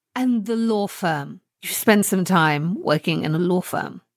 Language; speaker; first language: English; native; English